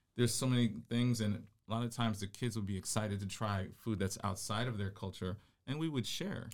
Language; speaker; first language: English; native; English